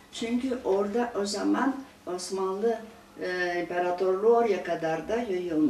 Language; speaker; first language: Turkish; non-native, local second language; Greek